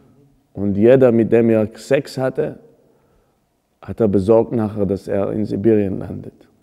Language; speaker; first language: German; non-native, fluent; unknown